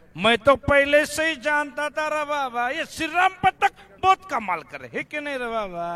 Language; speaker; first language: Hindi; non-native, local second language; Marathi